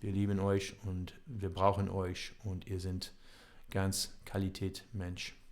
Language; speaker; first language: German; non-native, learner; English